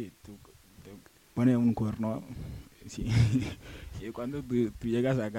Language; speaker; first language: Spanish; non-native, learner; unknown